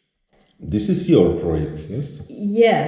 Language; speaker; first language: English; non-native, learner; Polish